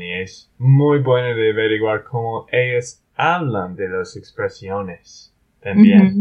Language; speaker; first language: Spanish; non-native, learner; English